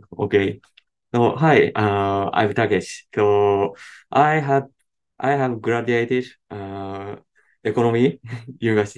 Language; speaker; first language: English; non-native, learner; Japanese